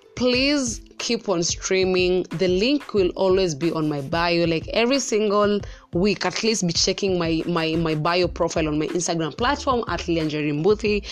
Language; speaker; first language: English; non-native, local second language; Kikuyu